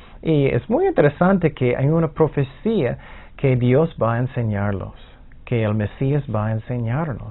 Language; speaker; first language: Spanish; non-native, fluent; English